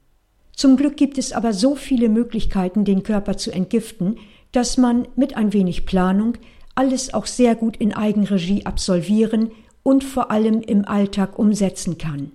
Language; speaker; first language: German; native; German